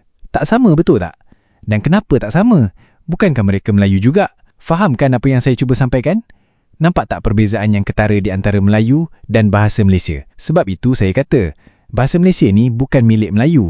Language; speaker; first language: Malay; native; Malay